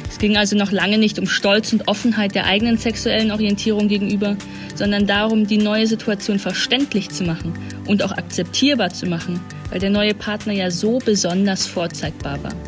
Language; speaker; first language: German; native; German